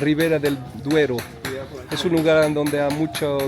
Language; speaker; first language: Spanish; non-native, learner; Portuguese